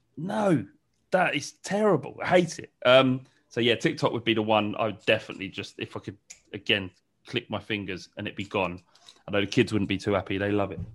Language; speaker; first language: English; native; English